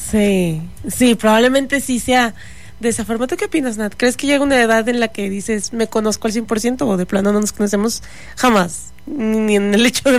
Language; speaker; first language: Spanish; native; Spanish